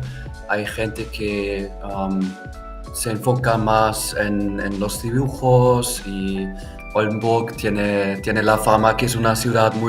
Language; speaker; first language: Spanish; non-native, fluent; German